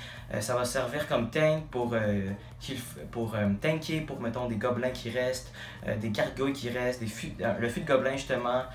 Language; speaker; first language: French; native; French